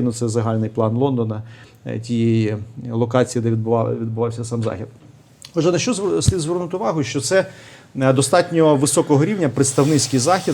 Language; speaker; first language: Ukrainian; native; Ukrainian